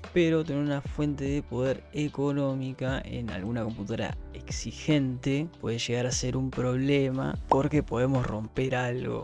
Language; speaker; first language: Spanish; native; Spanish